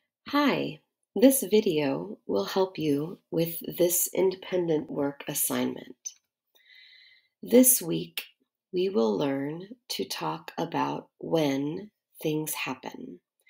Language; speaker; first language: English; native; English